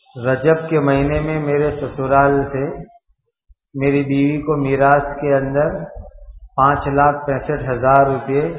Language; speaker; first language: Urdu; native; Urdu